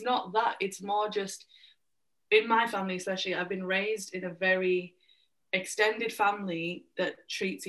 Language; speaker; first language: English; native; English